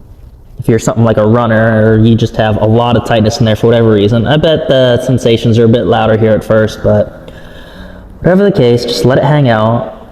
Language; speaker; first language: English; native; English